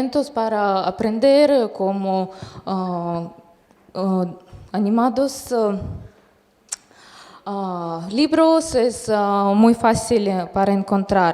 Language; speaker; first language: Spanish; non-native, fluent; Russian